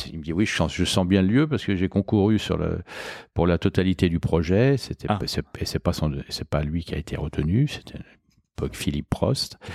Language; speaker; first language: French; native; French